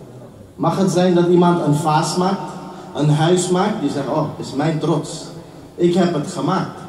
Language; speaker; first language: Dutch; early bilingual, heritage; Urdu